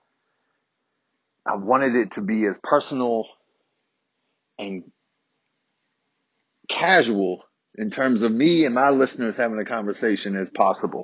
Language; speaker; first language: English; native; English